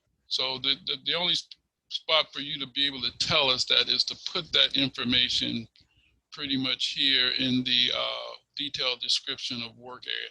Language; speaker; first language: English; native; English